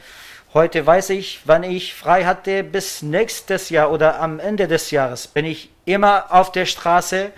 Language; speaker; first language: German; non-native, learner; Arabic